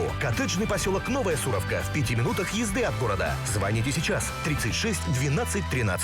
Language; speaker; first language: Russian; native; Russian